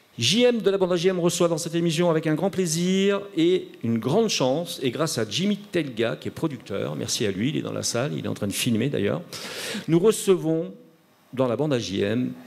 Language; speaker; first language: French; native; French